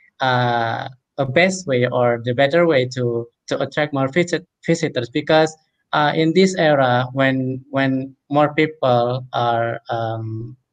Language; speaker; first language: English; non-native, fluent; Indonesian